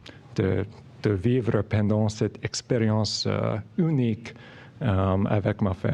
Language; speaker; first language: French; non-native, local second language; English